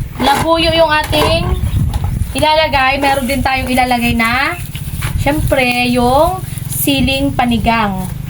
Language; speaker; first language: Filipino; native; Filipino